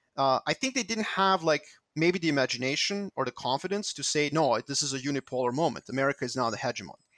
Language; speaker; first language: English; non-native, fluent; Serbian